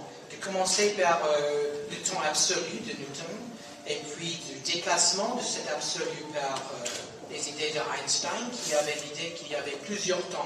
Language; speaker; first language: French; non-native, fluent; English